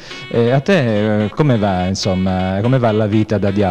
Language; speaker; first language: Italian; native; Italian